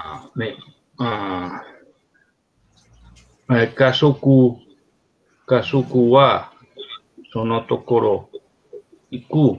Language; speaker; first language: Japanese; non-native, learner; Spanish